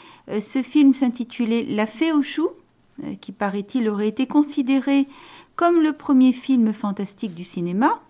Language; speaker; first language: French; native; French